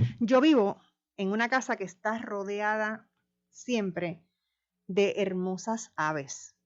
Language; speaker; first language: Spanish; native; Spanish